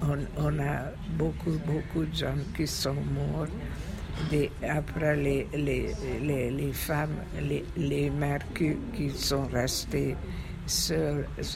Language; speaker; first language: French; non-native, fluent; Hungarian